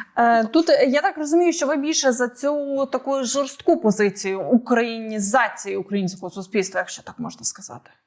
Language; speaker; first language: Ukrainian; native; Ukrainian